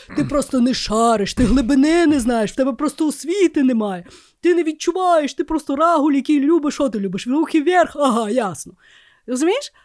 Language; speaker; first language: Ukrainian; native; Ukrainian